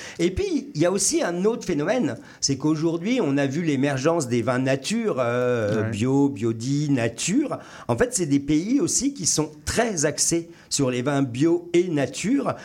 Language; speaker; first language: French; native; French